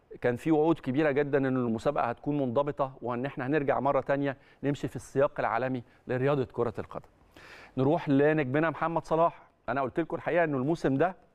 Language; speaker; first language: Arabic; native; Arabic